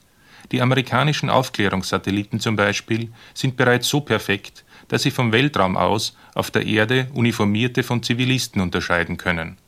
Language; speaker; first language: German; native; German